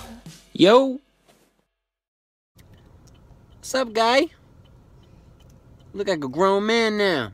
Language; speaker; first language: English; native; English